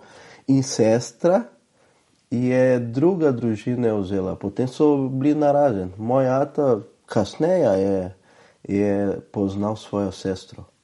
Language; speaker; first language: Slovenian; non-native, fluent; Portuguese